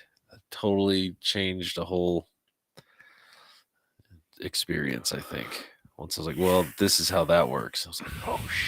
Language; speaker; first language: English; native; English